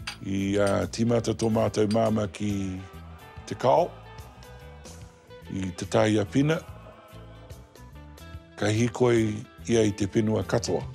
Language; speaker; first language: Māori; non-native, local second language; English